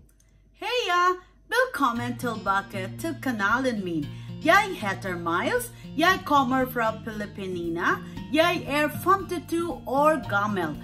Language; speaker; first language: Norwegian; non-native, learner; Filipino